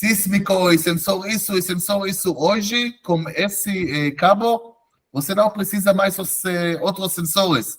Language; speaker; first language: Portuguese; non-native, fluent; Hebrew